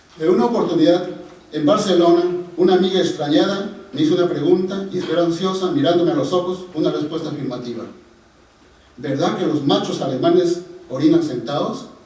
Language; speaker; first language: Spanish; native; Spanish